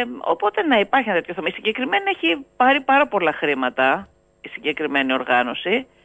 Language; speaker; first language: Greek; native; Greek